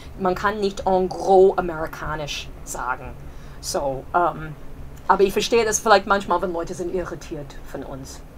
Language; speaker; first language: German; non-native, fluent; English